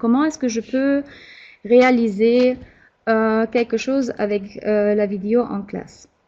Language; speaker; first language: French; non-native, fluent; German